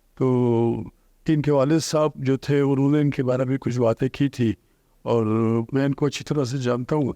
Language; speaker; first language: Urdu; non-native, local second language; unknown